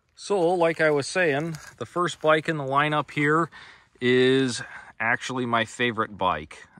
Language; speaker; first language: English; native; English